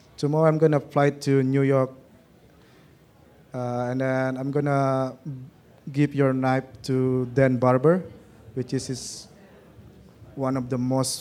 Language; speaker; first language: English; non-native, learner; Indonesian